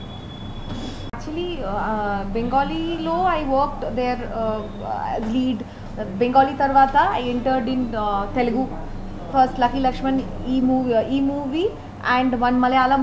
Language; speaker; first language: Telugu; non-native, learner; Bangla